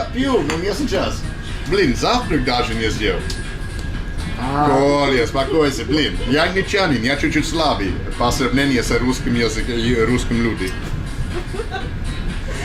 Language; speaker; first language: Russian; non-native, learner; English